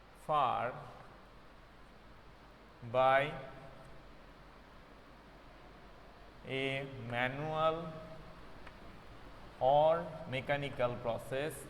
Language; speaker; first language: English; non-native, local second language; Bangla